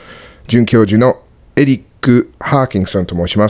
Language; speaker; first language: Japanese; non-native, learner; English